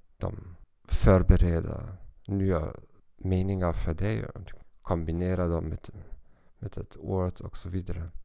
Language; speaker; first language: Swedish; non-native, fluent; German